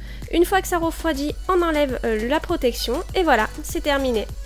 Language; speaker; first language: French; native; French